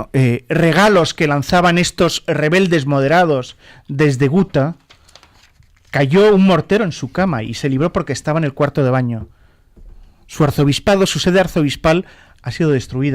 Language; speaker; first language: Spanish; native; Spanish